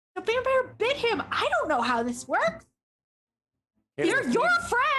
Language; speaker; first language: English; native; English